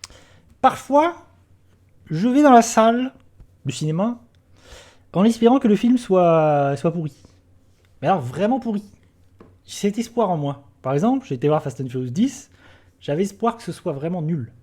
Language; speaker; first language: French; native; French